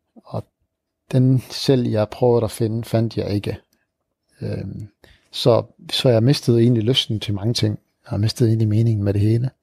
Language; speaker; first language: Danish; early bilingual, other home language; Arabic